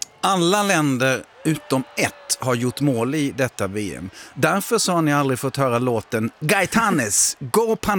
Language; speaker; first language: Swedish; native; Swedish